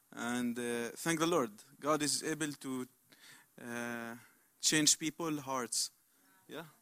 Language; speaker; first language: English; non-native, learner; Arabic